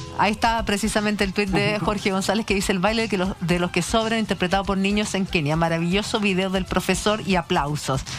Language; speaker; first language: Spanish; native; Spanish